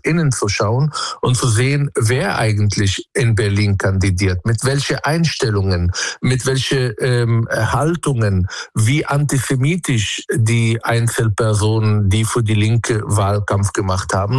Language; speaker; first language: German; non-native, fluent; Arabic